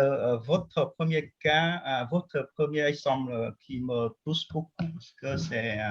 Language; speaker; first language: French; non-native, fluent; Vietnamese